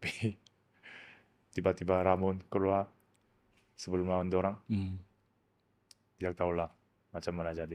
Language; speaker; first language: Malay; non-native, learner; Korean